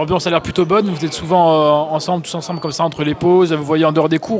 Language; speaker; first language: French; native; French